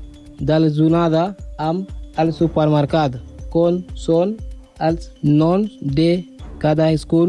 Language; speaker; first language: Catalan; non-native, learner; Spanish